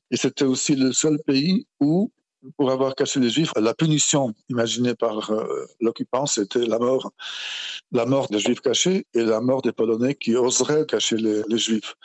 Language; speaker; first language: French; non-native, fluent; Polish